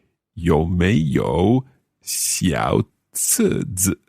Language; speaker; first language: Chinese; non-native, learner; English